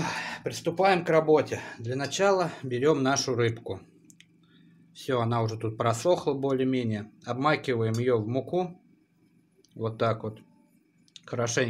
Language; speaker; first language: Russian; native; Russian